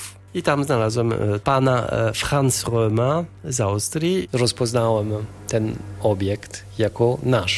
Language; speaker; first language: Polish; non-native, fluent; French